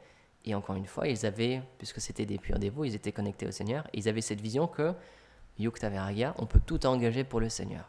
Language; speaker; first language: French; native; French